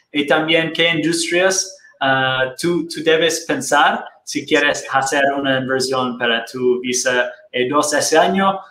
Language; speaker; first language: Spanish; non-native, fluent; Portuguese